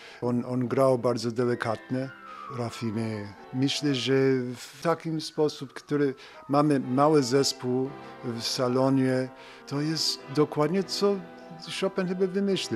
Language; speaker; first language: Polish; non-native, learner; English